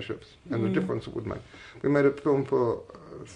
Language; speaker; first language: English; native; English